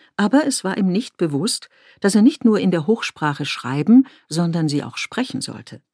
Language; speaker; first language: German; native; German